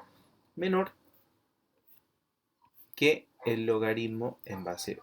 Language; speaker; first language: Spanish; native; Spanish